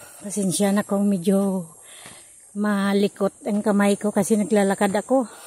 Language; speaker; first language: Filipino; non-native, local second language; Cebuano